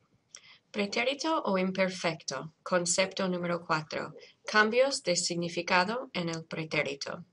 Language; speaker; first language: Spanish; non-native, fluent; English